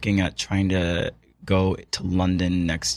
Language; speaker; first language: English; native; English